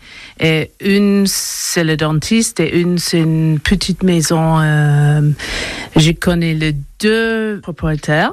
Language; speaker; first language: French; non-native, learner; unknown